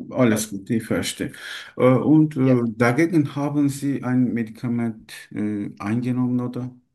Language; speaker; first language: German; non-native, learner; Turkish